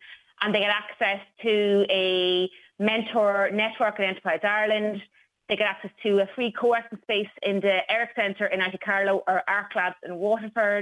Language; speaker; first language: English; native; English